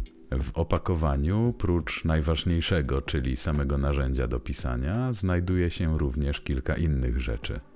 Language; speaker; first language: Polish; native; Polish